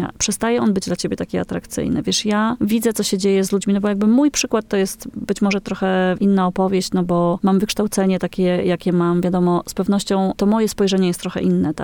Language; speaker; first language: Polish; native; Polish